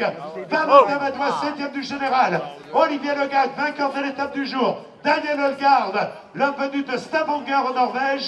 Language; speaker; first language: French; native; French